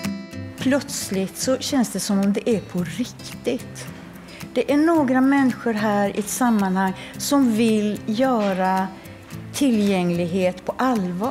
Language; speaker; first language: Swedish; native; Swedish